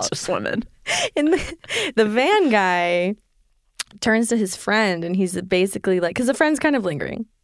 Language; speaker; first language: English; native; English